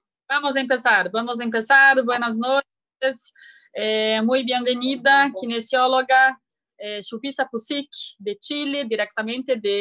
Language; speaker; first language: Spanish; non-native, learner; Portuguese